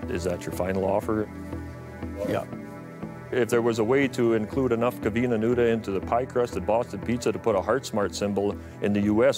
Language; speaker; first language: English; native; English